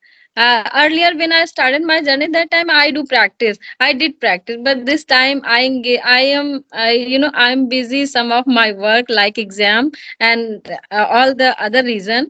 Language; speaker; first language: English; non-native, learner; Hindi